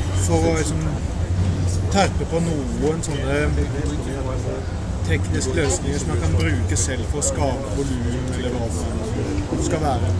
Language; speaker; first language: Norwegian; native; Norwegian